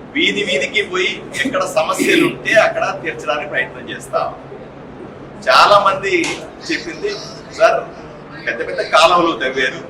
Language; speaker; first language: Telugu; native; Telugu